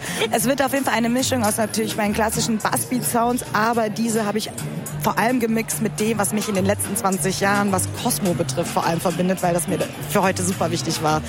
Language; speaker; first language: German; early bilingual, other home language; Kurdish